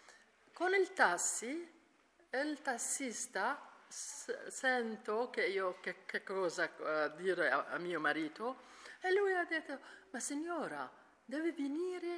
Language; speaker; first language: Italian; non-native, learner; Arabic